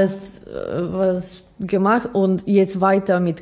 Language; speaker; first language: German; non-native, learner; Ukrainian